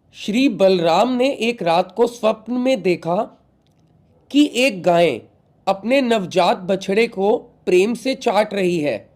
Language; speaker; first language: Hindi; native; Hindi